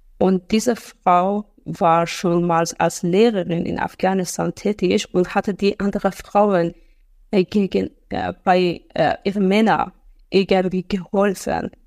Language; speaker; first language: German; non-native, fluent; Persian